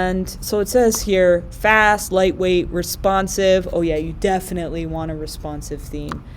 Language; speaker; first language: English; native; English